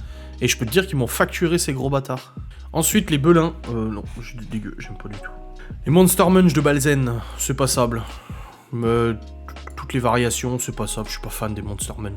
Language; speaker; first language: French; native; French